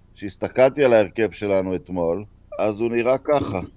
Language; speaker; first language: Hebrew; native; Hebrew